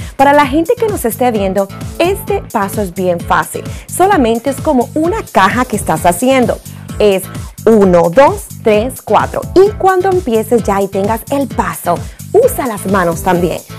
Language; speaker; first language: Spanish; native; Spanish